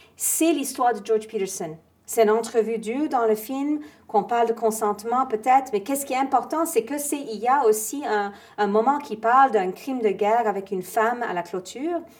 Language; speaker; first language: French; non-native, fluent; English